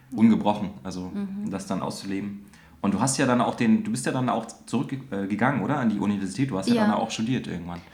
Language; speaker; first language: German; native; German